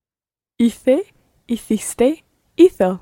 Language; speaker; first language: Spanish; non-native, learner; English